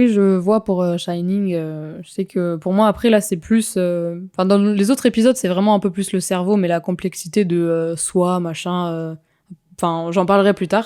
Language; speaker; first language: French; native; French